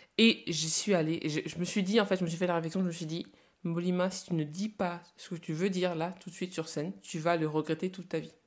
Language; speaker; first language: French; native; French